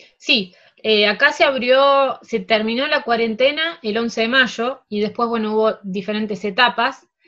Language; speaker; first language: Spanish; early bilingual, heritage; Spanish